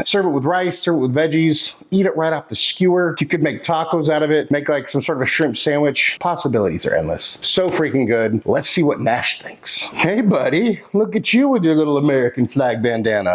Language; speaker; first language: English; native; English